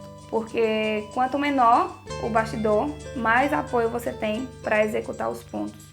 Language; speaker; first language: Portuguese; native; Portuguese